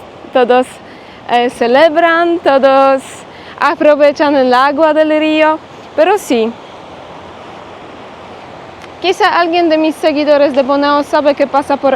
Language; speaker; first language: Spanish; non-native, learner; Polish